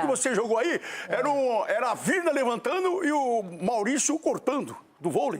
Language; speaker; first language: Portuguese; native; Portuguese